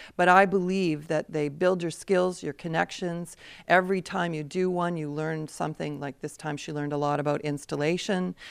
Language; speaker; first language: English; native; English